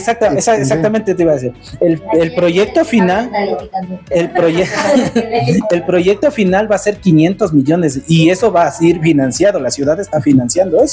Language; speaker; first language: Spanish; native; Spanish